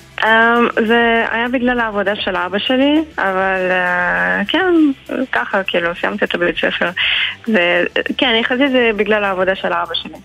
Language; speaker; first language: Hebrew; early bilingual, heritage; Hebrew